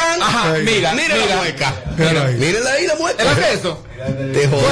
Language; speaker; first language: Spanish; native; Spanish